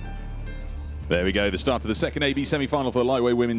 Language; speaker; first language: English; native; English